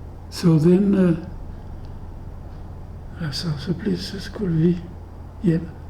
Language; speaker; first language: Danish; early bilingual, other home language; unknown